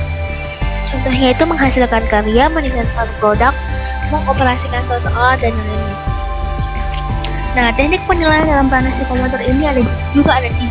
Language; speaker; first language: Indonesian; native; Indonesian